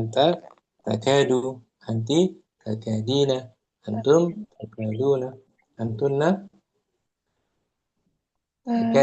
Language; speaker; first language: Arabic; non-native, learner; Indonesian